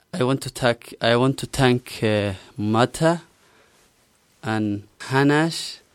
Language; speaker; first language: German; non-native, learner; Somali